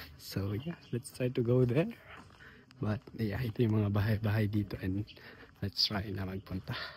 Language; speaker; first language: Filipino; non-native, local second language; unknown